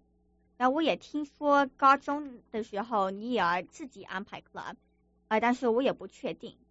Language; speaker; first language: Chinese; early bilingual, other home language; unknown